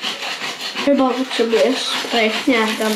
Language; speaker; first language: Polish; early bilingual, heritage; Polish